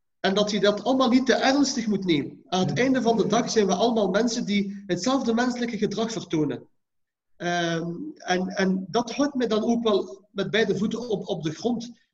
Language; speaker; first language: Dutch; early bilingual, other home language; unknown